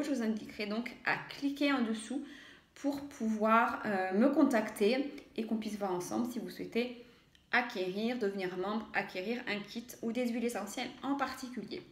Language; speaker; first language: French; native; French